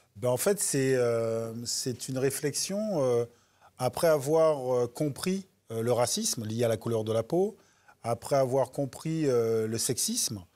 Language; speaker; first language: French; native; French